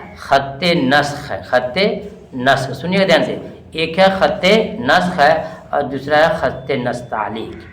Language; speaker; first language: Urdu; native; Urdu